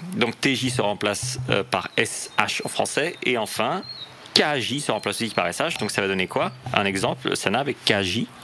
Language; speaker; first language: French; native; French